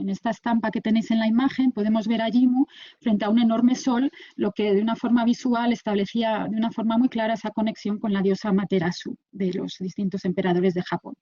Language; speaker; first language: Spanish; native; Spanish